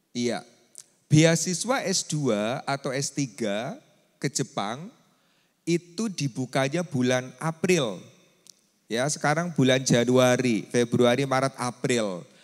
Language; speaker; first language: Indonesian; native; Indonesian